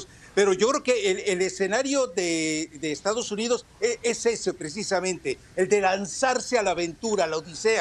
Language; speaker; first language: Spanish; native; Spanish